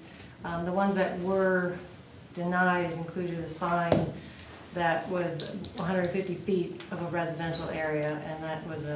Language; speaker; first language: English; native; English